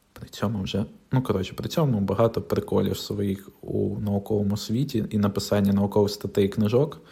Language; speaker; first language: Ukrainian; non-native, local second language; Russian